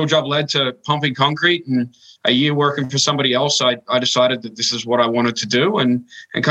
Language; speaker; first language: English; native; English